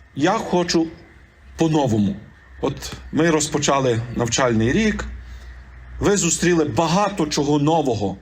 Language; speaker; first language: Ukrainian; native; Ukrainian